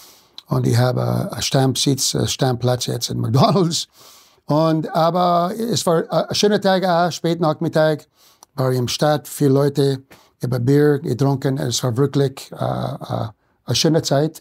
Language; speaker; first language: German; non-native, fluent; English